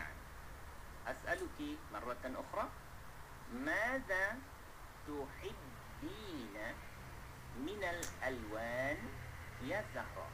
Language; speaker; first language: Arabic; non-native, fluent; Malay